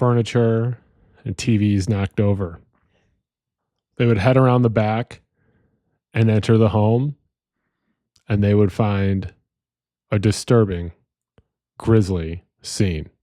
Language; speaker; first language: English; native; English